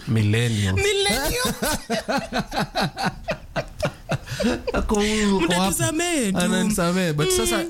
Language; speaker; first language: English; non-native, local second language; Kikuyu